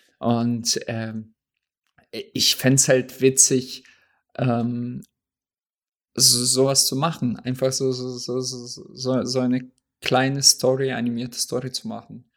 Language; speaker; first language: German; non-native, fluent; Russian